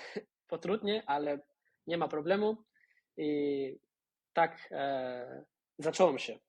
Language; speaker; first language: Polish; non-native, fluent; Spanish